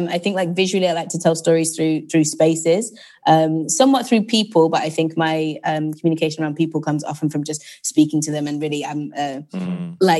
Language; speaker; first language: English; native; English